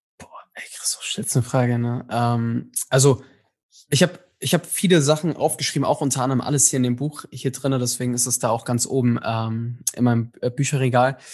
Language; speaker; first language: German; early bilingual, other home language; Tigrinya